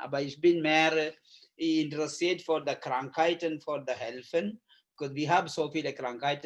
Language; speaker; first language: German; non-native, learner; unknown